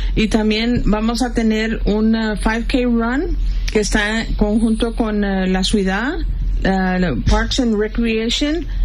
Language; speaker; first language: Spanish; early bilingual, heritage; Spanish